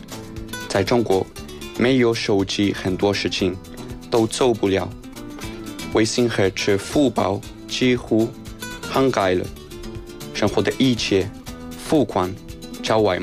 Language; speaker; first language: Chinese; non-native, fluent; Spanish